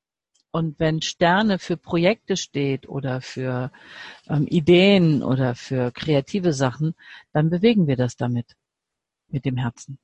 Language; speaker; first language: German; native; German